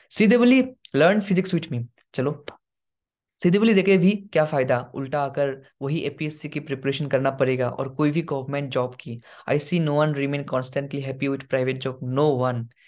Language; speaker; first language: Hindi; non-native, local second language; Assamese